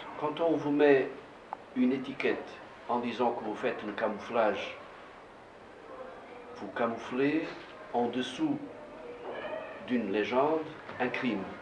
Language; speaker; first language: French; non-native, fluent; Portuguese